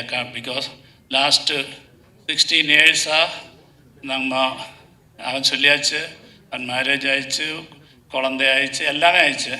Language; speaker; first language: Tamil; non-native, learner; Malayalam